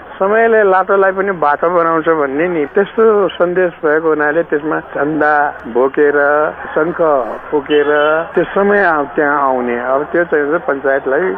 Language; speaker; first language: Nepali; non-native, local second language; Newari